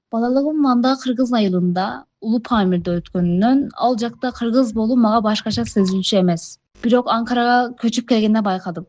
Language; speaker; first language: Kyrgyz; early bilingual, heritage; Kyrgyz